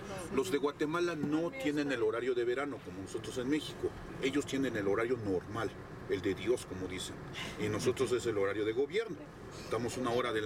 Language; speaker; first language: Spanish; native; Spanish